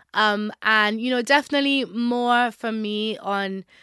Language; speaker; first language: English; non-native, local second language; Yoruba